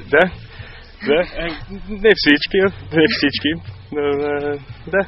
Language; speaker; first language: Bulgarian; non-native, learner; English